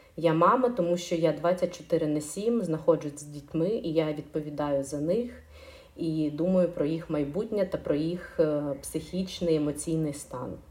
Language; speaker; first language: Ukrainian; non-native, local second language; Russian